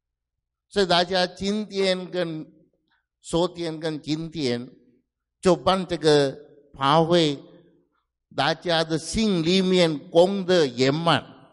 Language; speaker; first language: Chinese; non-native, fluent; Sinhala